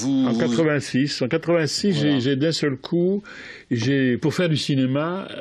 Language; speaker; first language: French; native; French